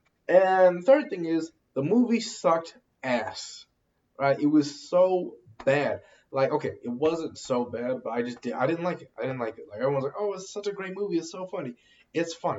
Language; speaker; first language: English; native; English